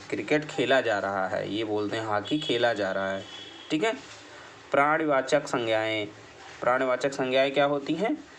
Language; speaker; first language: Hindi; native; Hindi